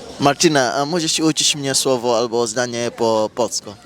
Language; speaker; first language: Polish; non-native, learner; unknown